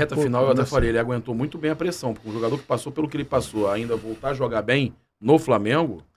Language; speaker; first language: Portuguese; native; Portuguese